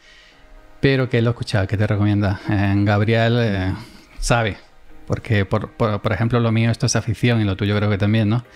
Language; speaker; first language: Spanish; native; Spanish